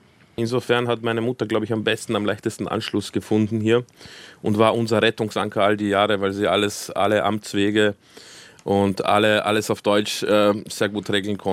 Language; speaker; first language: German; early bilingual, other home language; Croatian